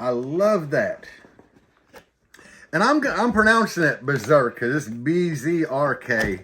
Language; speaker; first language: English; native; English